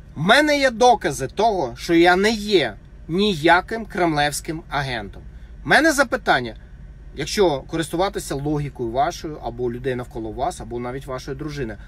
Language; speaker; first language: Ukrainian; non-native, fluent; Russian